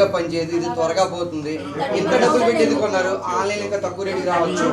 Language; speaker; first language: Telugu; native; Telugu